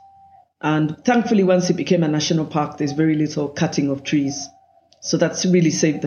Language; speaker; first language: English; non-native, local second language; Ganda